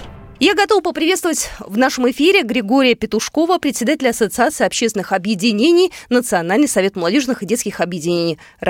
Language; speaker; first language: Russian; native; Russian